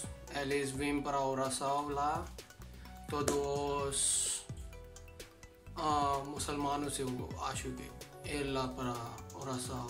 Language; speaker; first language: Portuguese; non-native, learner; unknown